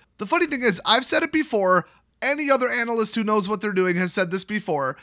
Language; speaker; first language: English; native; English